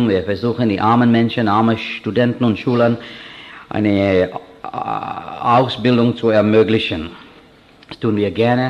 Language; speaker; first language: German; non-native, fluent; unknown